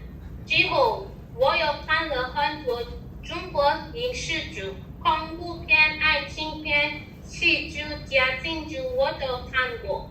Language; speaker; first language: Chinese; non-native, learner; English